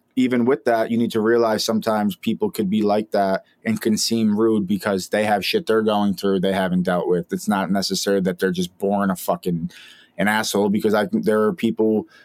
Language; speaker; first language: English; native; English